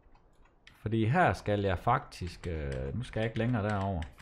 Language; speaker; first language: Danish; native; Danish